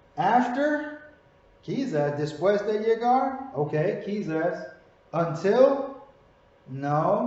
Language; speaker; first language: Spanish; non-native, learner; English